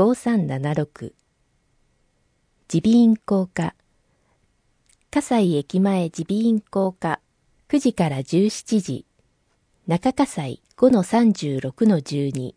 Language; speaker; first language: Japanese; native; Japanese